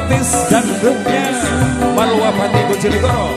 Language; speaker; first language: Indonesian; native; Indonesian